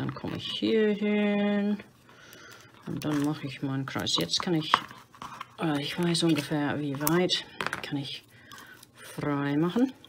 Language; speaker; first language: German; non-native, fluent; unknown